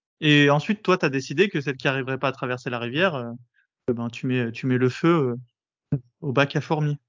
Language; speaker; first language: French; native; French